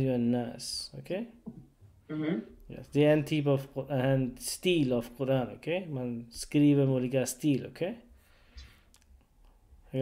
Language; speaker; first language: Swedish; non-native, learner; Urdu